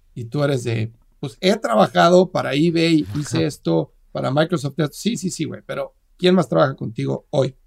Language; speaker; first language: Spanish; native; Spanish